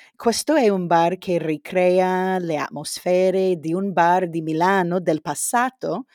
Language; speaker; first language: Italian; non-native, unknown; English